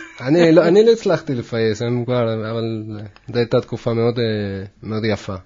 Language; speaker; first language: Hebrew; non-native, fluent; Spanish